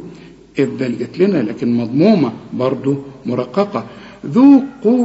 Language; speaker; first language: Arabic; native; Arabic